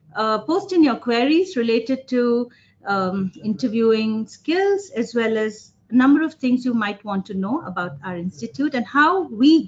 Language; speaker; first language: English; non-native, local second language; Hindi